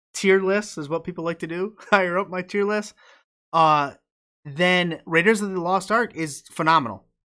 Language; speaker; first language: English; native; English